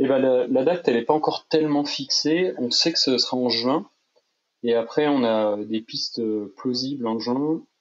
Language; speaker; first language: French; native; French